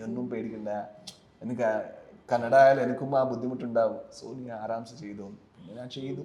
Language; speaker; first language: Malayalam; non-native, learner; Kannada